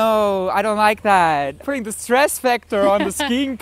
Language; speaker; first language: English; non-native, fluent; German